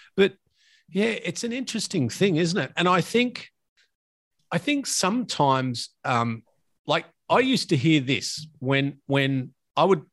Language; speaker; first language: English; native; English